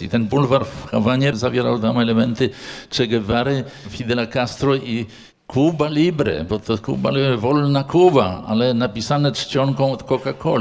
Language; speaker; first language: Polish; native; Polish